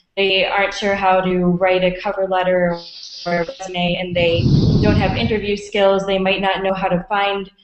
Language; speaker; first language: English; native; English